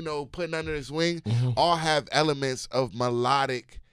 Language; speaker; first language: English; native; English